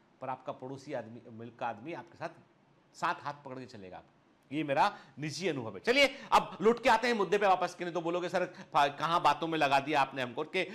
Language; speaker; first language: Hindi; native; Hindi